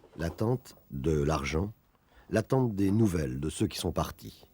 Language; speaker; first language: French; native; French